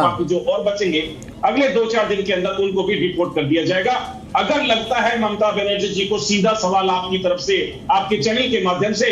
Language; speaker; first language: Hindi; native; Hindi